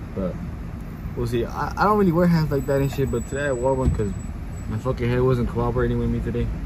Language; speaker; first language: English; early bilingual, other home language; Spanish